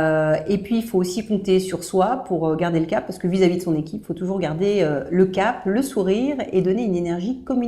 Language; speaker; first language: French; native; French